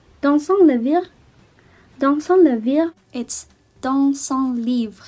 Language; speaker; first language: French; non-native, learner; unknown